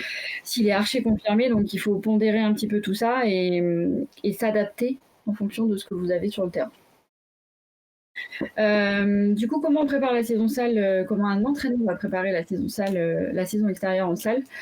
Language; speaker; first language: French; native; French